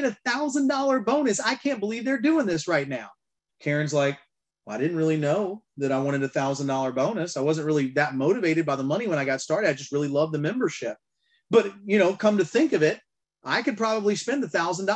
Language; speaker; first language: English; native; English